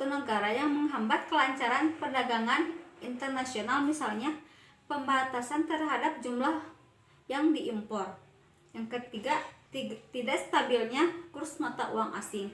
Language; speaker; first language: Indonesian; native; Indonesian